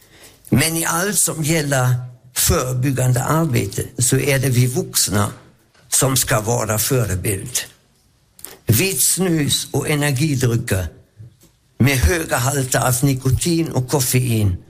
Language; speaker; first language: Swedish; non-native, fluent; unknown